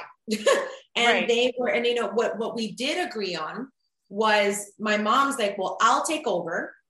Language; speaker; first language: English; early bilingual, other home language; Spanish